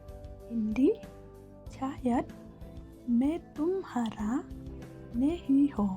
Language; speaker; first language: Hindi; non-native, local second language; Khasi